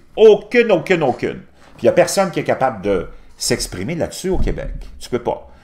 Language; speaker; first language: French; native; French